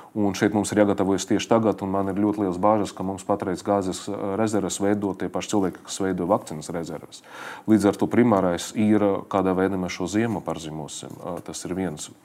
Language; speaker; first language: Latvian; non-native, local second language; Russian